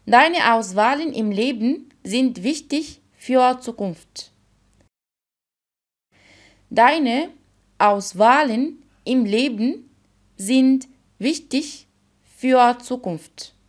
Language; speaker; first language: German; non-native, fluent; Arabic